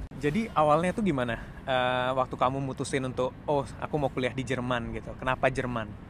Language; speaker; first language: Indonesian; native; Indonesian